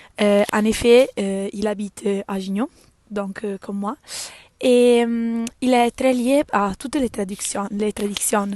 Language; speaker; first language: French; non-native, local second language; Italian